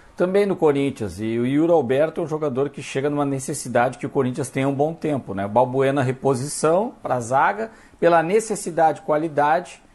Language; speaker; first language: Portuguese; native; Portuguese